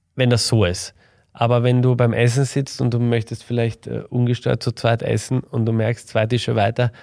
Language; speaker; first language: German; native; German